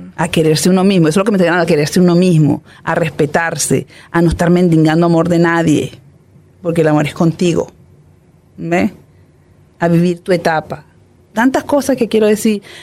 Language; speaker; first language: Spanish; native; Spanish